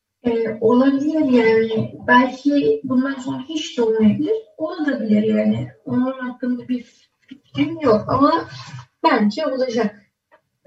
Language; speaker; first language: Turkish; early bilingual, other home language; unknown